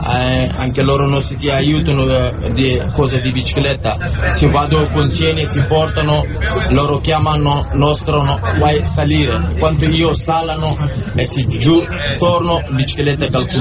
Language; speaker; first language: Italian; non-native, learner; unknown